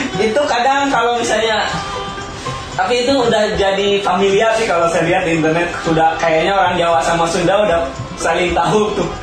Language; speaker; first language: Indonesian; non-native, local second language; Sundanese